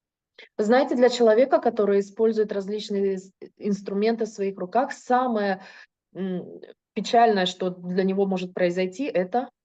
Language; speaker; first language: Russian; native; Russian